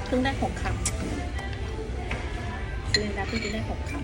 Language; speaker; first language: Thai; native; Thai